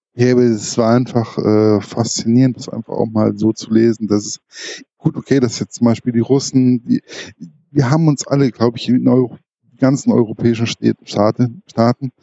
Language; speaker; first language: German; native; German